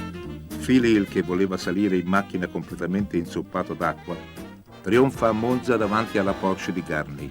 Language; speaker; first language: Italian; native; Italian